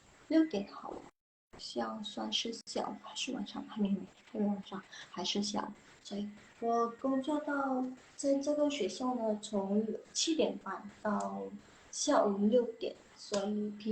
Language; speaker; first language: Chinese; non-native, fluent; Indonesian